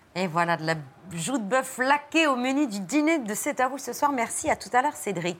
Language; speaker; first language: French; native; French